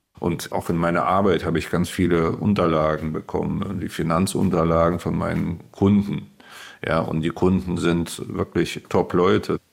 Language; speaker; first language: German; early bilingual, other home language; Russian